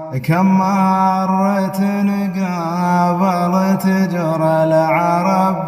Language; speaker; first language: Arabic; native; Arabic